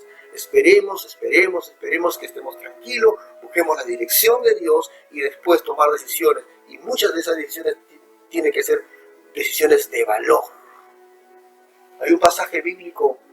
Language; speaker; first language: Spanish; native; Spanish